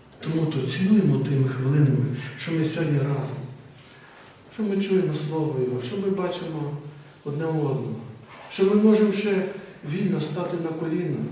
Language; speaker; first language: Ukrainian; native; Ukrainian